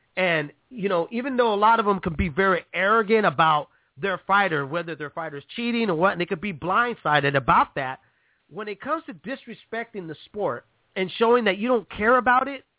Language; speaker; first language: English; native; English